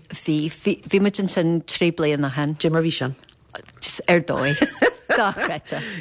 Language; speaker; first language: Irish; non-native, fluent; English